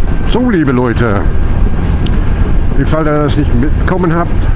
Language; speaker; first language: German; non-native, fluent; English